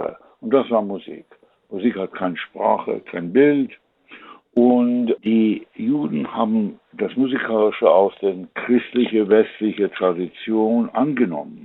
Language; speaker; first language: German; non-native, fluent; English